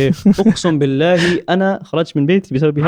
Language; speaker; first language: Arabic; non-native, learner; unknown